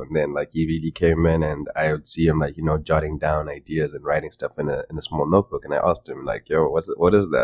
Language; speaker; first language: English; non-native, local second language; Shona